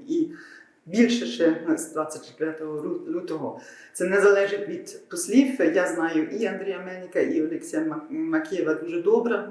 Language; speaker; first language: Ukrainian; non-native, fluent; German